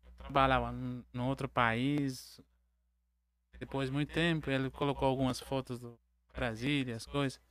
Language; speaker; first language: Portuguese; non-native, learner; Arabic